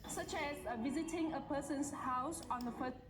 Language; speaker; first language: English; non-native, learner; Vietnamese